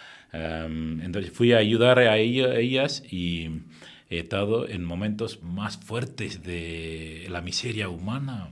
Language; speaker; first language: Spanish; non-native, fluent; Tamil